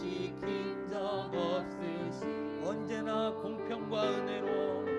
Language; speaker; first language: Korean; native; Korean